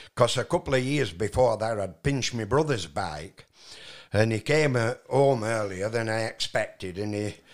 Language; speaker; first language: English; native; English